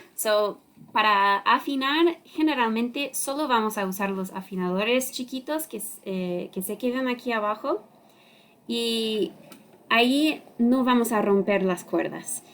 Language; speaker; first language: Spanish; non-native, learner; English